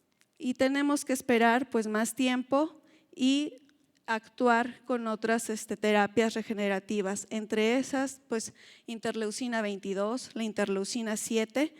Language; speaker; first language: Spanish; native; Spanish